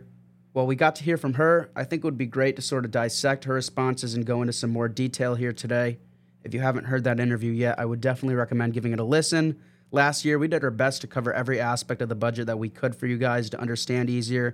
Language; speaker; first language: English; native; English